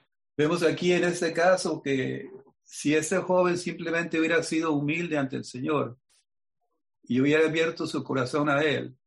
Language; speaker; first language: Spanish; native; Spanish